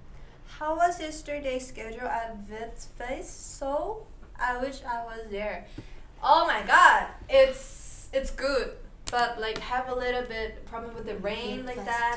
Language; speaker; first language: English; non-native, learner; Thai